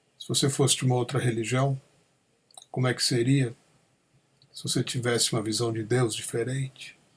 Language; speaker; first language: Portuguese; native; Portuguese